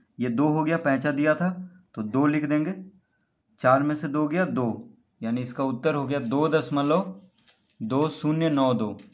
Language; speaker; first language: Hindi; native; Hindi